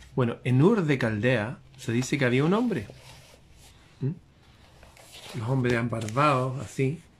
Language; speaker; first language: Spanish; native; Spanish